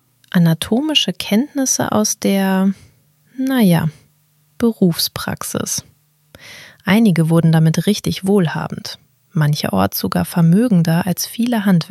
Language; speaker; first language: German; native; German